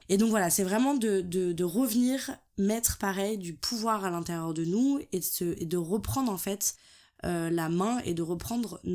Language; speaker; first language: French; native; French